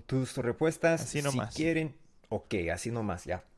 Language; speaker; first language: Spanish; non-native, learner; English